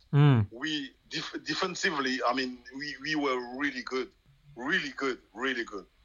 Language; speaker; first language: English; non-native, local second language; French